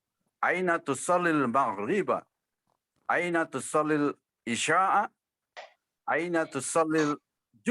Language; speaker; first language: Arabic; non-native, learner; Indonesian